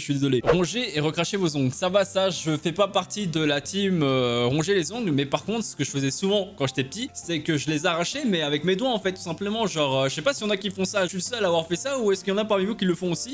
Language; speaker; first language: French; native; French